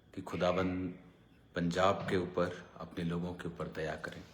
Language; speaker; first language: Hindi; non-native, local second language; Punjabi